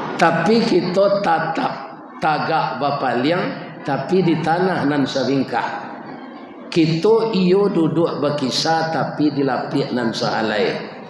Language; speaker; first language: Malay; non-native, local second language; Minangkabau